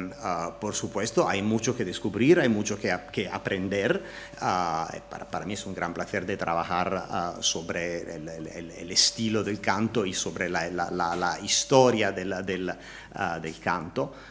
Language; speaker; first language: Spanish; non-native, learner; Italian